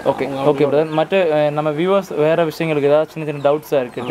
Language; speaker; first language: Tamil; native; Tamil